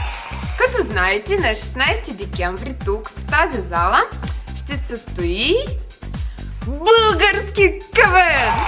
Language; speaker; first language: Bulgarian; early bilingual, heritage; Bulgarian